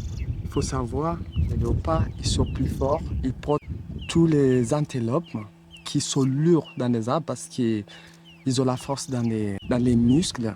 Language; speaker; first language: French; non-native, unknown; Masai